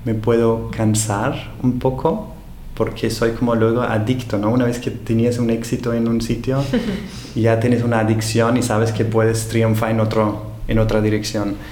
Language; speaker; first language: Spanish; non-native, fluent; German